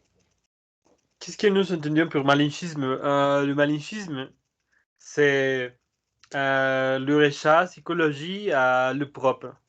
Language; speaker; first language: French; non-native, learner; Spanish